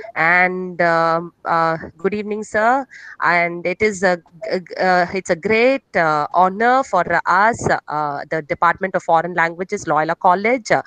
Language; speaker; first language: English; non-native, local second language; Tamil